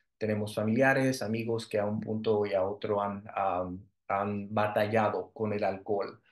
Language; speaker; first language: Spanish; early bilingual, heritage; Spanish